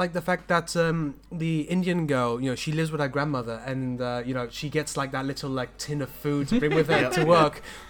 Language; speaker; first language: English; native; English